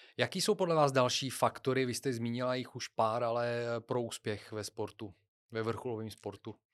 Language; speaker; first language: Czech; non-native, fluent; Bulgarian